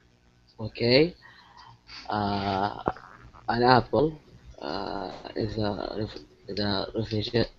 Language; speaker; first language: English; non-native, learner; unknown